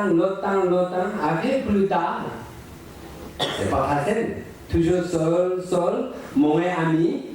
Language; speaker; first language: French; non-native, learner; Tibetan